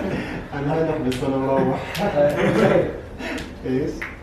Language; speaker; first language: Arabic; native; Arabic